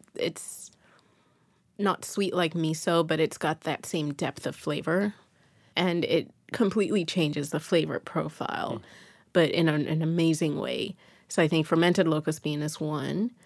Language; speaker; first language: English; non-native, local second language; Yoruba